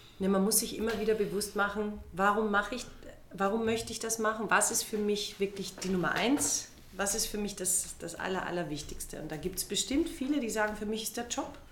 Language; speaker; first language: German; native; German